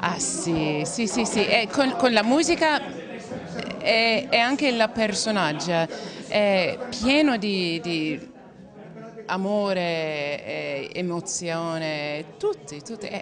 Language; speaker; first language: Italian; non-native, learner; English